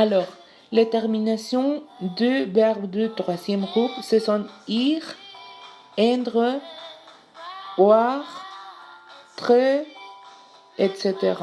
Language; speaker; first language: French; non-native, learner; Spanish